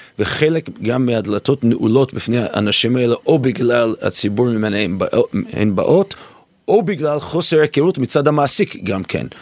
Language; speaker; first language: Hebrew; non-native, fluent; English